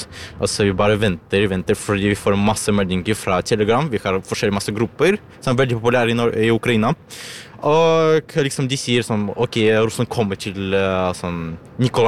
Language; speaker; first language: Norwegian; early bilingual, other home language; Ukrainian